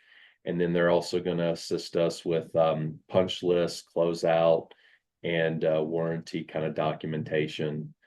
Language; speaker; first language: English; native; English